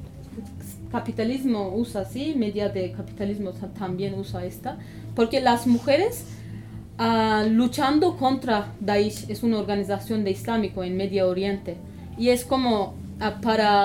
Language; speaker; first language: Spanish; non-native, learner; Kurdish